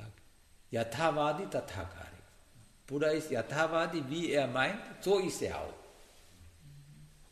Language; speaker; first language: German; non-native, learner; Sinhala